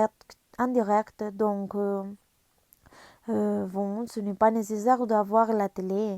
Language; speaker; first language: French; non-native, learner; Spanish